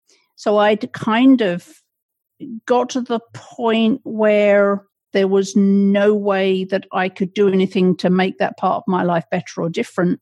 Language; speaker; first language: English; native; English